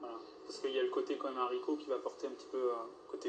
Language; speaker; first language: French; native; French